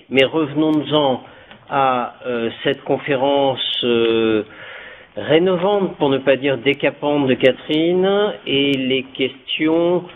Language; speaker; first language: French; native; French